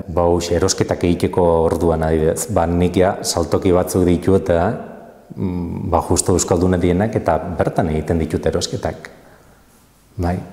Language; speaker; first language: Basque; native; Basque